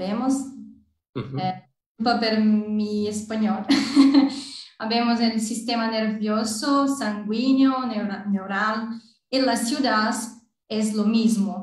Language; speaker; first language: Spanish; non-native, learner; Portuguese